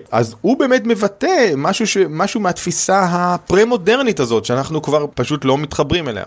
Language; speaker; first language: Hebrew; native; Hebrew